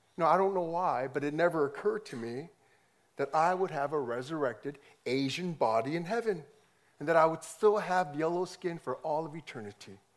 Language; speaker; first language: English; native; English